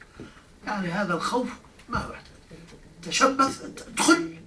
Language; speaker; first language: Arabic; native; Arabic